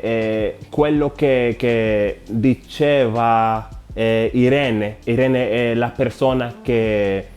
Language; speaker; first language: Italian; non-native, learner; Spanish